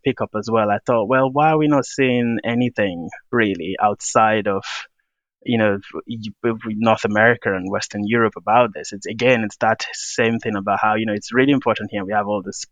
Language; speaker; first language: English; non-native, local second language; Yoruba